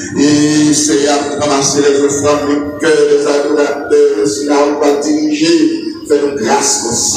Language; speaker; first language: French; non-native, local second language; Haitian Creole